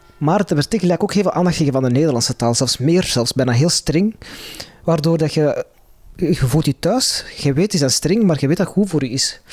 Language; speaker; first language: Dutch; non-native, local second language; Arabic